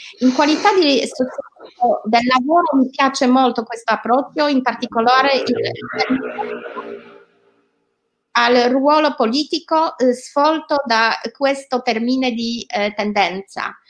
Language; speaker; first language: Italian; non-native, learner; Polish